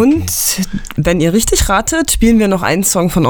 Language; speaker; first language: German; native; German